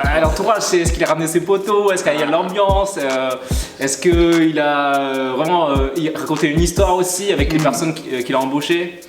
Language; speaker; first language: French; early bilingual, other home language; Malagasy